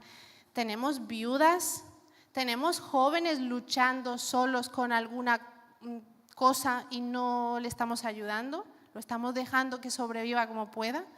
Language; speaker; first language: Spanish; native; Spanish